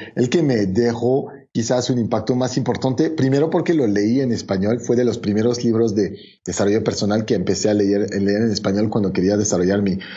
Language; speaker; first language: Spanish; non-native, fluent; French